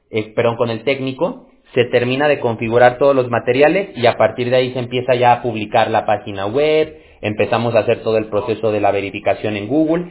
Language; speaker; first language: Spanish; native; Spanish